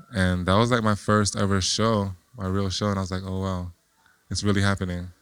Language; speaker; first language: English; native; English